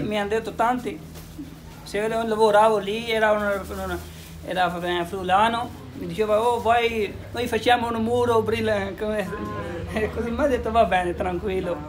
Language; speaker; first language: Italian; non-native, learner; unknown